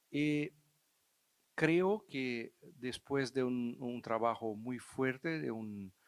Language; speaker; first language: Spanish; non-native, fluent; Portuguese